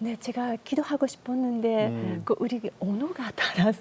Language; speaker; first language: Korean; non-native, learner; Japanese